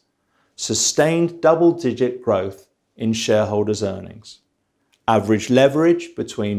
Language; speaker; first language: English; native; English